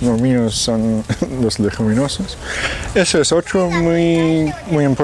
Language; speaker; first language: Spanish; non-native, fluent; English